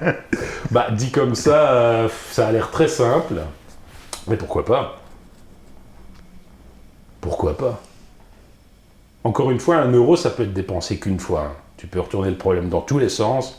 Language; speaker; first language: French; native; French